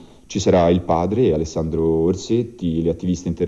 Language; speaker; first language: Italian; native; Italian